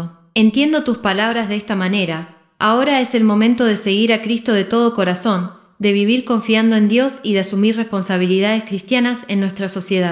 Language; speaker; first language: Spanish; native; Spanish